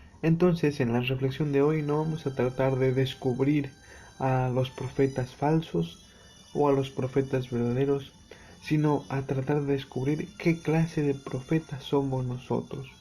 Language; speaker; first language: Spanish; native; Spanish